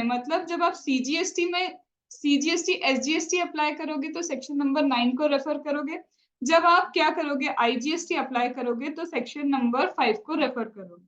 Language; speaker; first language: Hindi; native; Hindi